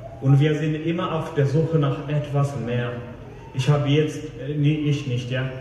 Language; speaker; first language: German; non-native, fluent; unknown